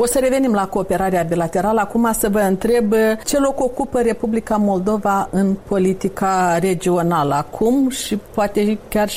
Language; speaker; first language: Romanian; native; Romanian